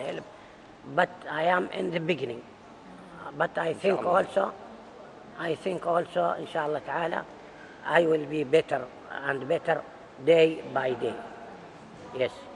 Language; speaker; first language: English; non-native, learner; Arabic